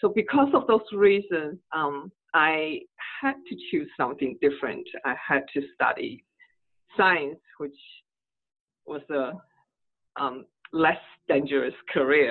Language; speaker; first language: English; non-native, fluent; Chinese